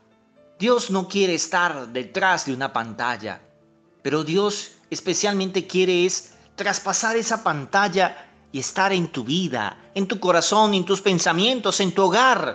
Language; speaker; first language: Spanish; native; Spanish